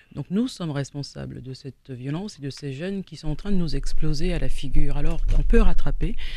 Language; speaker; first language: French; native; French